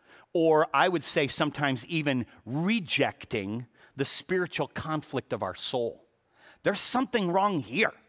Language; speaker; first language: English; native; English